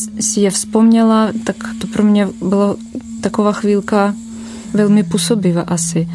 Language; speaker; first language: Czech; non-native, fluent; Russian